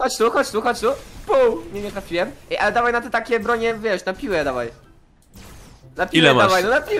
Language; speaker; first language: Polish; native; Polish